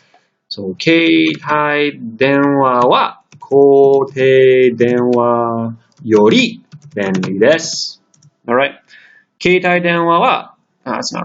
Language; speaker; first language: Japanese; non-native, fluent; English